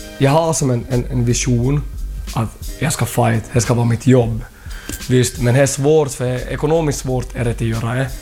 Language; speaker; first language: Swedish; early bilingual, other home language; Thai